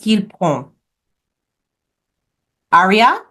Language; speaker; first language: French; non-native, fluent; English